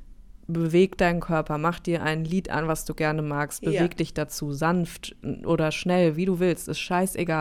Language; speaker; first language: German; native; German